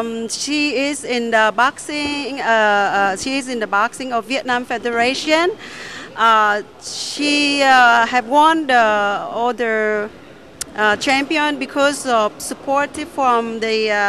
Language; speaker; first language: English; non-native, learner; Vietnamese